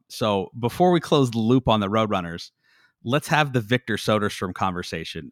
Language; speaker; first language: English; native; English